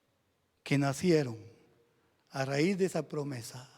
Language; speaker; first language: Spanish; native; Spanish